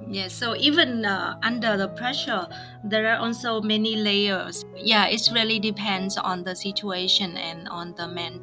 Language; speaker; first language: English; non-native, fluent; Vietnamese